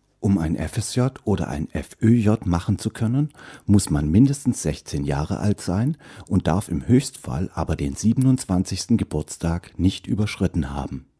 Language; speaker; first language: German; native; German